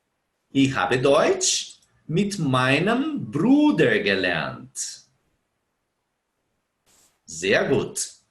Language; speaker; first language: German; non-native, fluent; Portuguese